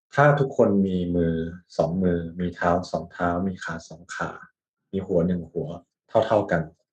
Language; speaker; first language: Thai; native; Thai